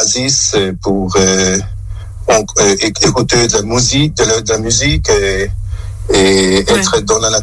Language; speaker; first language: French; non-native, local second language; German